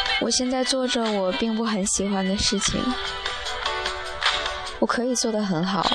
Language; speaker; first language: Chinese; native; Chinese